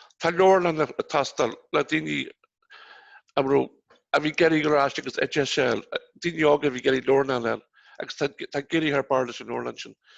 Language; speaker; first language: Irish; native; Irish